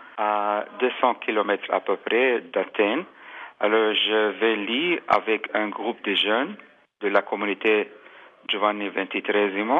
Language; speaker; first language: French; non-native, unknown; Armenian